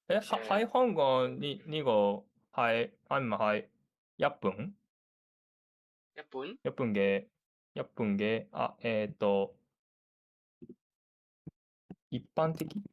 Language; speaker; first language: Chinese; non-native, learner; Japanese